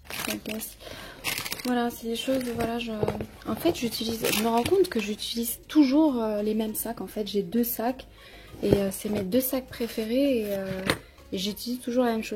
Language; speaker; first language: French; native; French